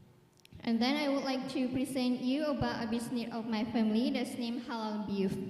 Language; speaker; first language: English; non-native, learner; Thai